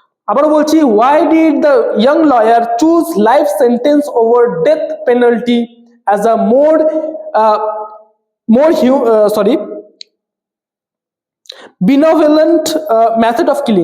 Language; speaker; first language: English; non-native, local second language; Bangla